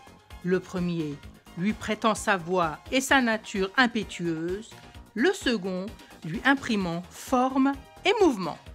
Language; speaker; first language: French; native; French